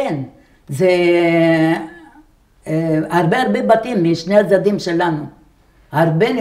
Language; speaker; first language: Hebrew; non-native, fluent; Arabic